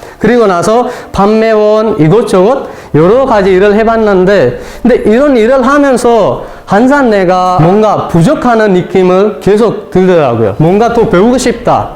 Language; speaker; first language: Korean; non-native, fluent; Sinhala